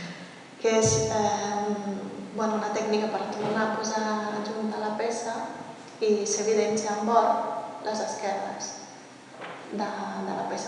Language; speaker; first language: Catalan; early bilingual, heritage; Catalan